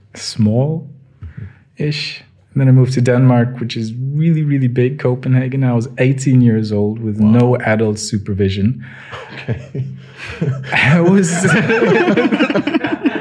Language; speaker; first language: English; non-native, local second language; Tswana